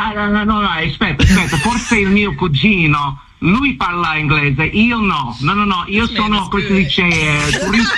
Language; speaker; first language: Italian; non-native, learner; English